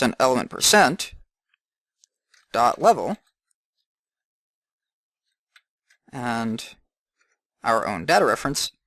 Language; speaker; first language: English; native; English